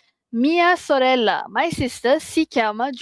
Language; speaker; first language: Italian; non-native, learner; Malay